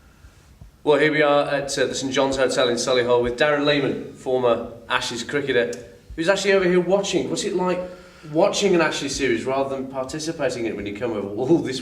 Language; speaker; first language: English; native; English